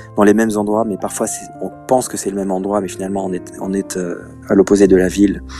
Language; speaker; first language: French; native; French